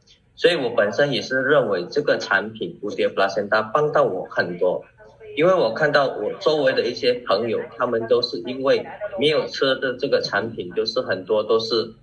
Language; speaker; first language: Chinese; early bilingual, heritage; Chinese